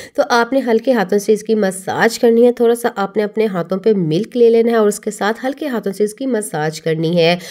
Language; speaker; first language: Hindi; native; Hindi